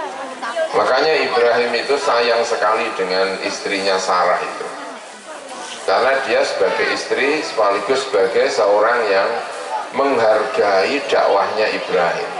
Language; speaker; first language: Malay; non-native, local second language; Javanese